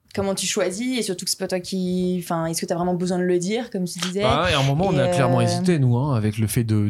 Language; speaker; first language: French; native; French